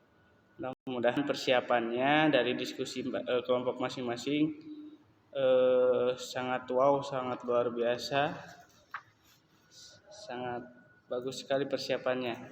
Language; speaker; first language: Indonesian; native; Indonesian